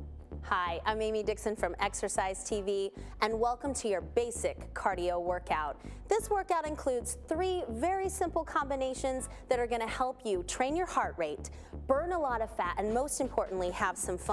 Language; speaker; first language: English; native; English